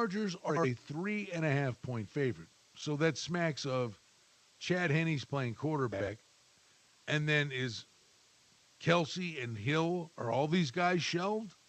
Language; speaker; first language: English; native; English